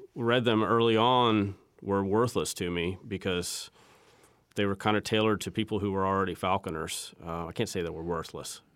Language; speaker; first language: English; native; English